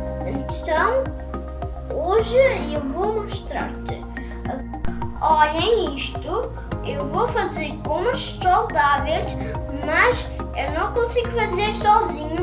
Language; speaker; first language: Portuguese; early bilingual, other home language; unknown